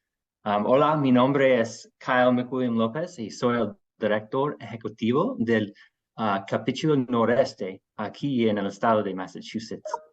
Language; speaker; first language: Spanish; non-native, fluent; English